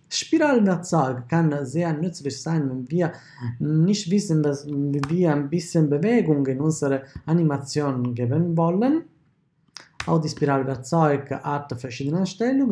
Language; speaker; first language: German; non-native, fluent; Italian